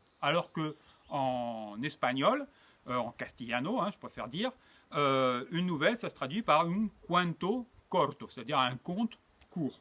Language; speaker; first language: French; native; French